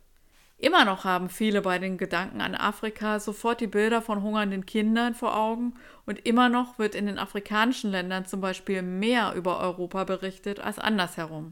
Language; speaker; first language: German; native; German